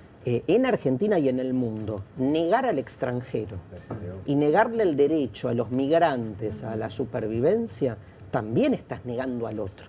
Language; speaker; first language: Spanish; native; Spanish